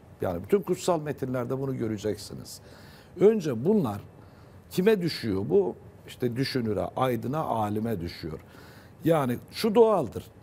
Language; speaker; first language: Turkish; native; Turkish